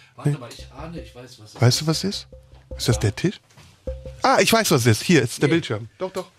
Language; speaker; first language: German; early bilingual, other home language; Turkish